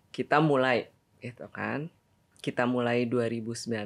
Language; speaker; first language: Indonesian; native; Indonesian